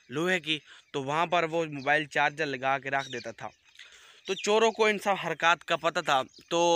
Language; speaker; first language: Urdu; non-native, local second language; Punjabi